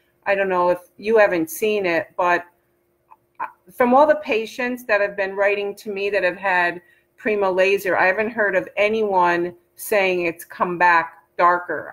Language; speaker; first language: English; native; English